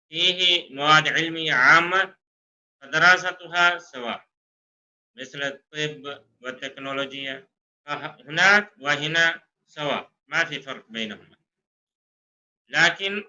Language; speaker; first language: Arabic; non-native, fluent; Urdu